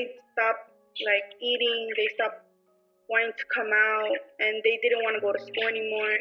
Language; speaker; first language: English; early bilingual, other home language; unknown